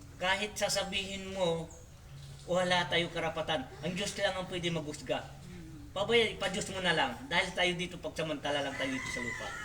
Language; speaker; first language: Filipino; non-native, local second language; Cebuano